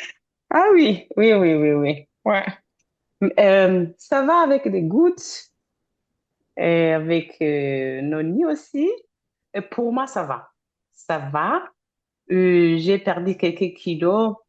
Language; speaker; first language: French; non-native, fluent; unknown